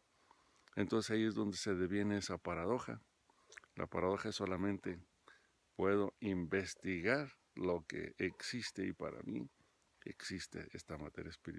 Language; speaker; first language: Spanish; native; Spanish